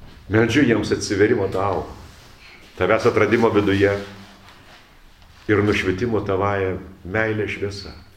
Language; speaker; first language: Lithuanian; native; Lithuanian